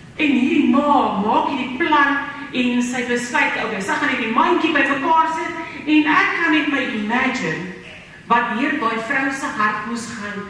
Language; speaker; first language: Afrikaans; native; Afrikaans